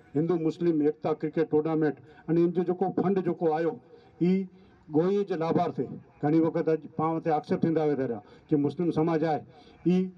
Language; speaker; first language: Gujarati; non-native, local second language; Kachhi